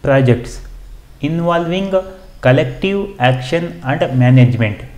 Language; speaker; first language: English; non-native, local second language; Kannada